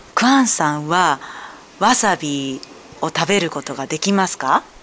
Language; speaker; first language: Japanese; native; Japanese